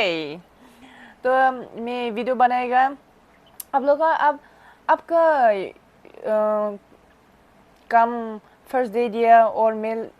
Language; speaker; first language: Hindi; non-native, local second language; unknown